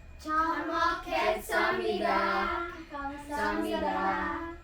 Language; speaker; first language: Korean; non-native, learner; Cebuano